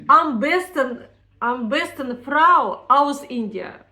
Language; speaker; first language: German; non-native, learner; Ukrainian